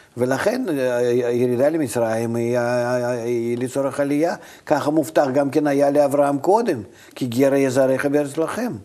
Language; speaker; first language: Hebrew; non-native, fluent; Russian